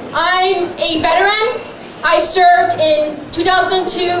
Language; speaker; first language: English; native; English